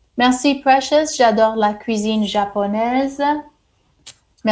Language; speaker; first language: French; non-native, fluent; English